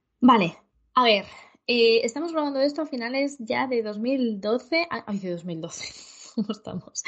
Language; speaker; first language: Spanish; native; Spanish